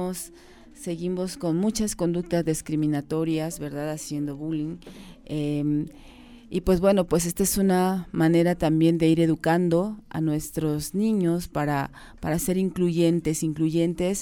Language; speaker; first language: Spanish; native; Spanish